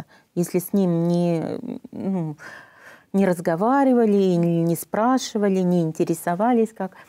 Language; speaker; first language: Russian; native; Russian